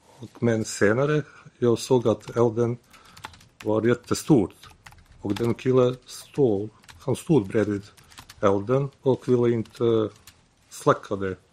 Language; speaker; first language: Swedish; non-native, learner; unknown